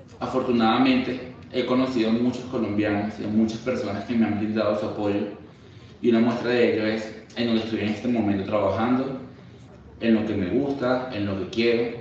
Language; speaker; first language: Spanish; native; Spanish